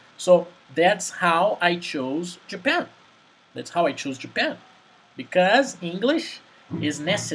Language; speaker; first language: English; non-native, fluent; Portuguese